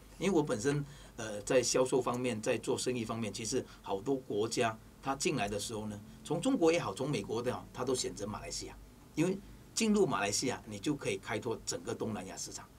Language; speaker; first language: Chinese; native; Chinese